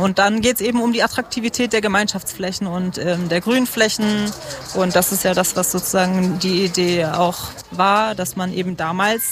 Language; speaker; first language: German; native; German